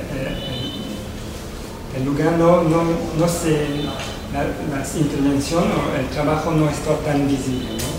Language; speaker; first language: Spanish; non-native, fluent; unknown